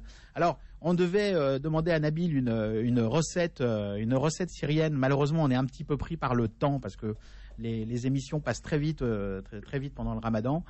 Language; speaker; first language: French; native; French